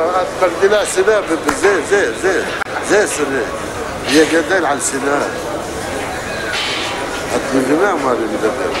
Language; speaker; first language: Hebrew; non-native, learner; Arabic